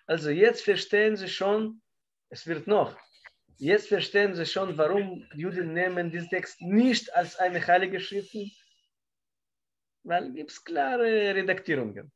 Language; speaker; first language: German; non-native, learner; Russian